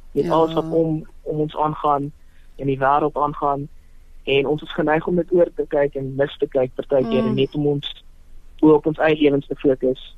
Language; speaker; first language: Afrikaans; non-native, local second language; Tswana